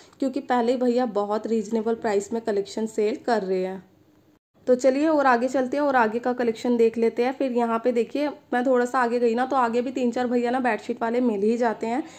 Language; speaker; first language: Hindi; native; Hindi